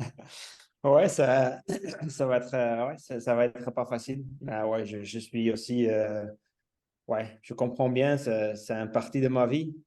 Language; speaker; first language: French; non-native, local second language; Dutch